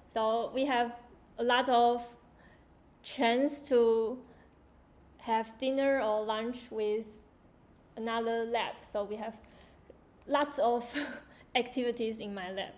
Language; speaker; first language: English; non-native, learner; Chinese